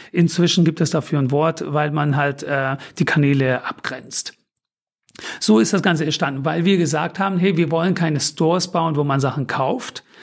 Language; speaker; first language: German; early bilingual, other home language; Turkish